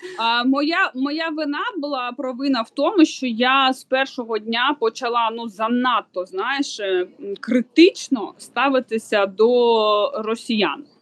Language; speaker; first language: Ukrainian; non-native, local second language; Russian